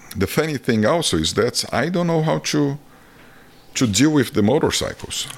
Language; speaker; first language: English; non-native, fluent; Portuguese